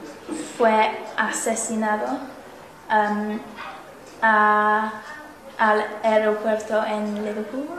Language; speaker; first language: Spanish; non-native, learner; English